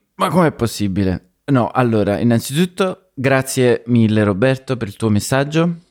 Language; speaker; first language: Italian; native; Italian